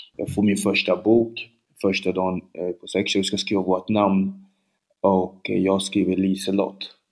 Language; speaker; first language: Swedish; early bilingual, other home language; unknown